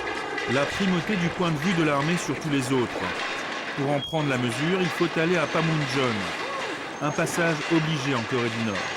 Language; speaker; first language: French; native; French